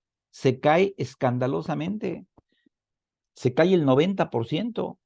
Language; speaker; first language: Spanish; native; Spanish